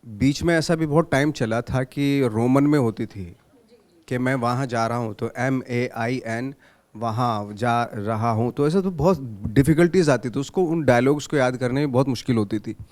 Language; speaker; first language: Hindi; native; Hindi